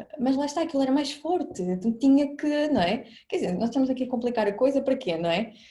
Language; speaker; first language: Portuguese; native; Portuguese